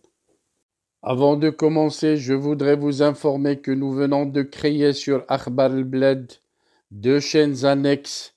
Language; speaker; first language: French; non-native, local second language; Arabic